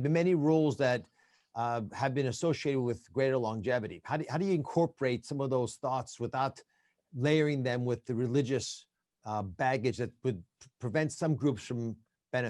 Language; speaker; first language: English; native; English